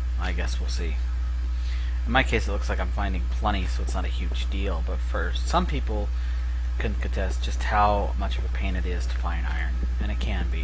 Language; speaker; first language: English; native; English